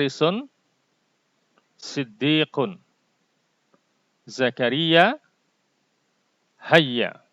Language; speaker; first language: Arabic; non-native, fluent; Indonesian